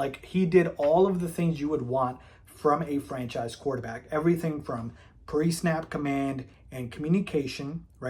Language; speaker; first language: English; native; English